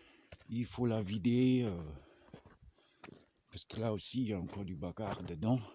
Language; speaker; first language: French; non-native, fluent; German